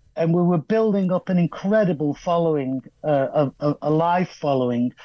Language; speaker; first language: English; native; English